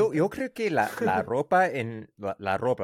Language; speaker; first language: Spanish; non-native, learner; English